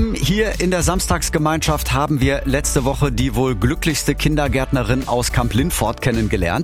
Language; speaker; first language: German; native; German